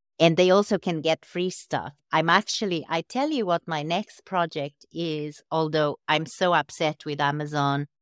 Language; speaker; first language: English; non-native, fluent; Portuguese